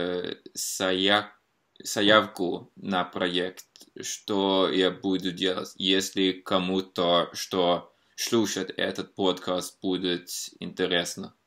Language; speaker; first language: Russian; non-native, fluent; Norwegian